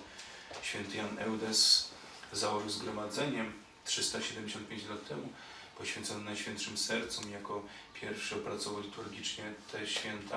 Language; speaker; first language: Polish; native; Polish